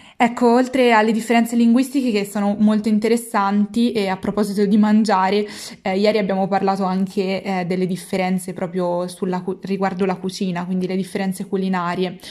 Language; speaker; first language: Italian; native; Italian